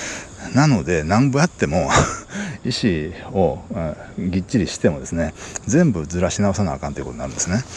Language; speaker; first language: Japanese; native; Japanese